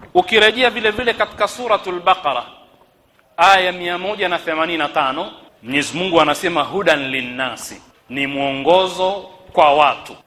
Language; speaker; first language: Swahili; native; Swahili